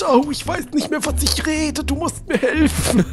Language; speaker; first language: German; native; German